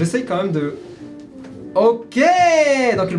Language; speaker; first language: French; native; French